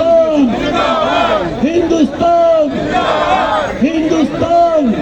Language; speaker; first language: Hindi; non-native, local second language; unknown